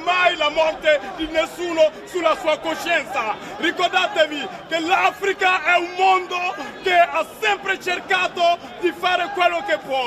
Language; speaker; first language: Italian; non-native, fluent; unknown